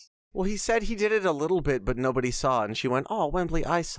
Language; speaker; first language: English; native; English